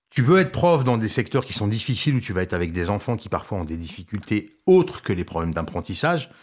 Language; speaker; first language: French; early bilingual, other home language; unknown